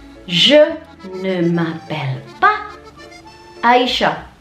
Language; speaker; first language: French; non-native, fluent; Indonesian